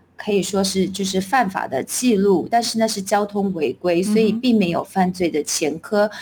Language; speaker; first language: Chinese; native; Chinese